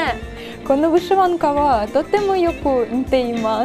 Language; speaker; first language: Japanese; non-native, learner; Ukrainian